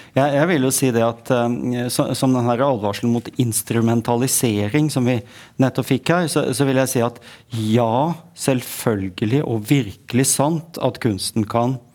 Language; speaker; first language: Norwegian; native; Norwegian